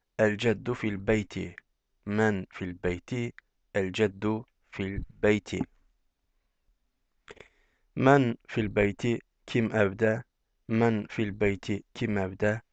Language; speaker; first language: Arabic; non-native, fluent; Turkish